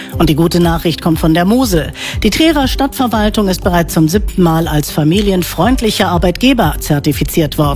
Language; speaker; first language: German; native; German